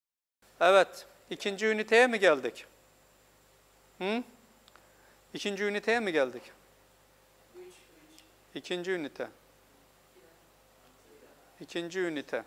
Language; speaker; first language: Turkish; non-native, fluent; Urdu